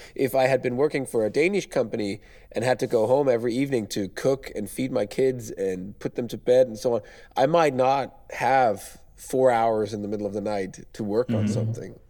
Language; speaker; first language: English; non-native, fluent; Danish